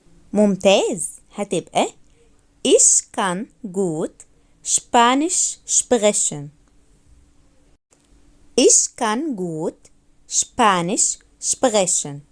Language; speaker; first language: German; non-native, fluent; Arabic